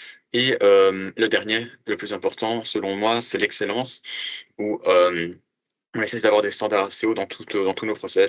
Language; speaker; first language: French; native; French